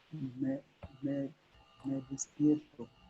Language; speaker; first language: Spanish; non-native, learner; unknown